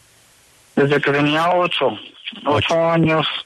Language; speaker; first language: Spanish; early bilingual, heritage; Spanish